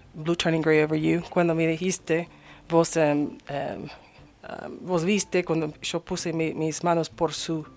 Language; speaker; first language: Spanish; non-native, learner; English